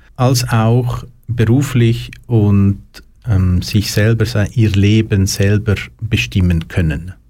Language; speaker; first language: German; native; German